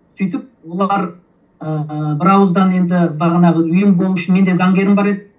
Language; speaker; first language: Kazakh; early bilingual, heritage; Kazakh